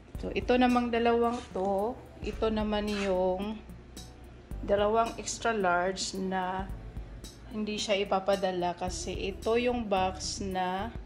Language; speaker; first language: Filipino; non-native, local second language; Cebuano